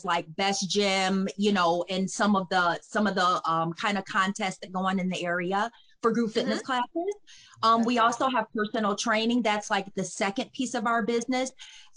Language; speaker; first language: English; native; English